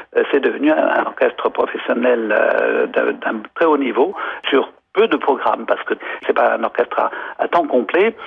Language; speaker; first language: French; native; French